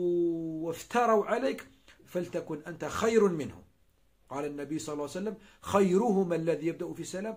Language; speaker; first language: Arabic; native; Arabic